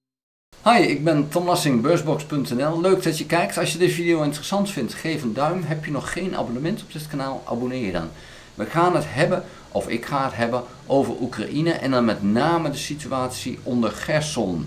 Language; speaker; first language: Dutch; native; Dutch